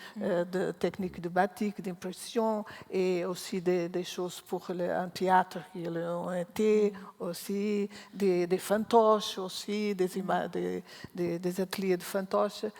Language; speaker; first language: French; non-native, learner; Portuguese